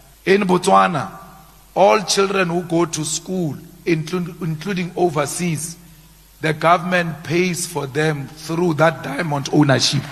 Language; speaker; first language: English; non-native, local second language; Northern Sotho